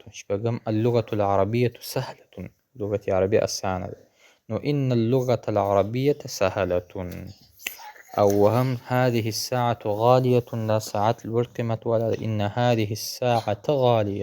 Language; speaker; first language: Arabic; non-native, fluent; Pashto